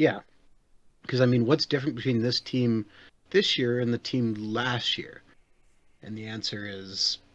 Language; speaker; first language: English; native; English